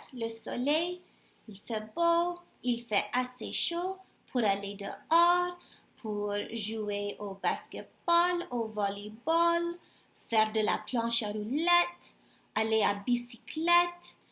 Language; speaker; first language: French; non-native, fluent; English